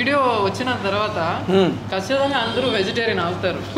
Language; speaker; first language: Telugu; non-native, learner; Tamil